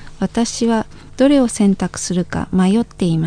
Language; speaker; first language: Japanese; non-native, fluent; Indonesian